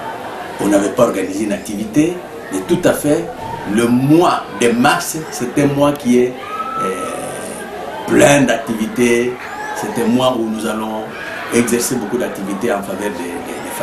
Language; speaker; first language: French; native; French